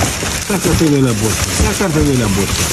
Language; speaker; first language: Spanish; non-native, learner; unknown